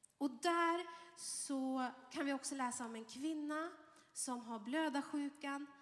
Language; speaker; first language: Swedish; early bilingual, other home language; Arabic